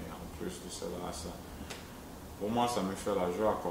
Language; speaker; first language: French; non-native, local second language; Swahili